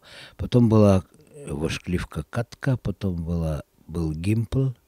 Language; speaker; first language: Czech; non-native, fluent; Russian